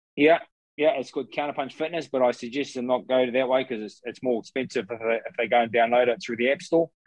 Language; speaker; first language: English; native; English